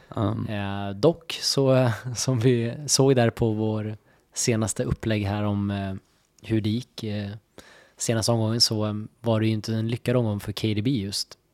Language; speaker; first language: Swedish; native; Swedish